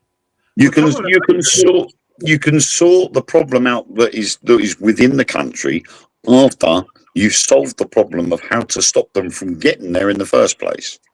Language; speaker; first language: English; native; English